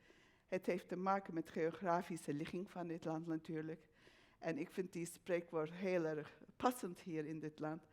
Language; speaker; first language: Dutch; non-native, fluent; Turkish